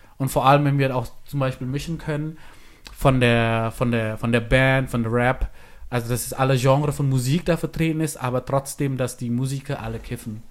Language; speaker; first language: German; non-native, fluent; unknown